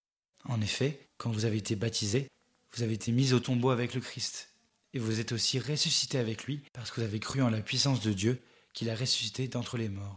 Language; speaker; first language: French; native; French